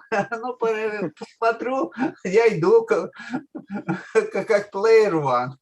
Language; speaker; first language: Russian; native; Russian